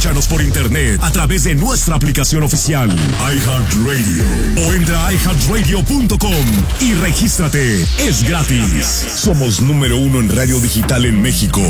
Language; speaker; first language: Spanish; native; Spanish